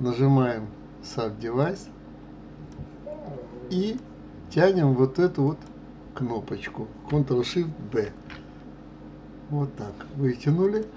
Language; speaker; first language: Russian; native; Russian